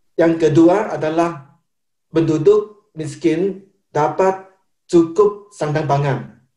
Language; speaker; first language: Indonesian; non-native, fluent; Chinese